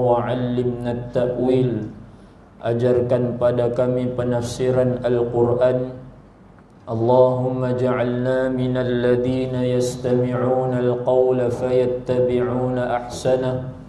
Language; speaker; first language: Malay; native; Malay